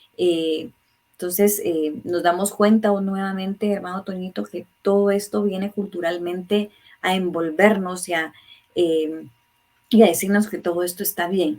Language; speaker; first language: Spanish; native; Spanish